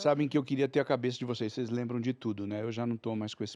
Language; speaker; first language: Portuguese; native; Portuguese